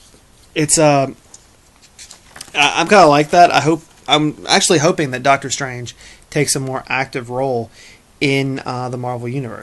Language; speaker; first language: English; native; English